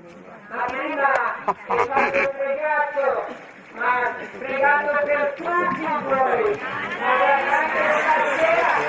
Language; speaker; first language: Italian; non-native, learner; Croatian